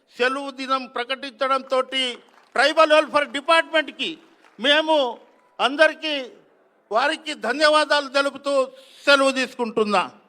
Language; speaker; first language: Telugu; non-native, local second language; Lambadi